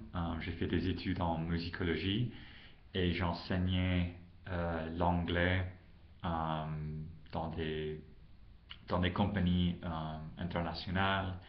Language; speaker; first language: French; non-native, fluent; English